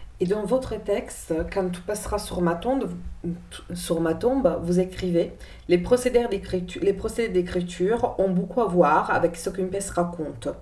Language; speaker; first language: French; native; French